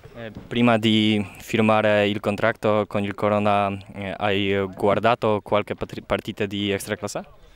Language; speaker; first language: Italian; non-native, learner; Polish